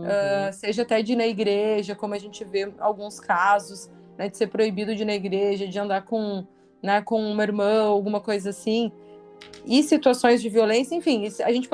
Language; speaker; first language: Portuguese; native; Portuguese